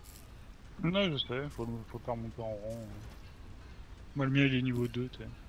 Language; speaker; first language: French; native; French